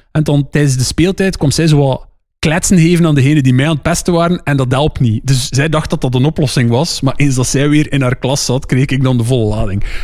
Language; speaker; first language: Dutch; non-native, local second language; French